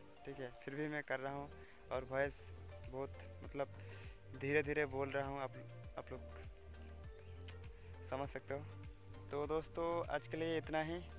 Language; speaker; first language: Hindi; non-native, local second language; Bangla